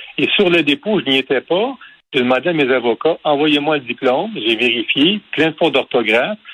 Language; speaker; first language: French; native; French